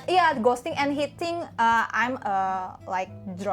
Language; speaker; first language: English; non-native, learner; Indonesian